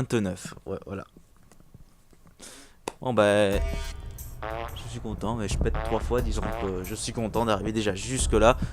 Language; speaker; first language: French; native; French